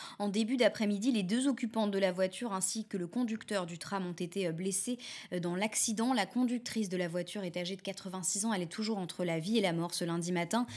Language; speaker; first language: French; native; French